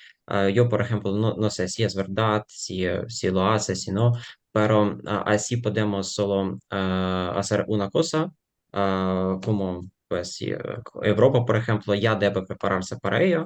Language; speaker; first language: Spanish; non-native, fluent; Ukrainian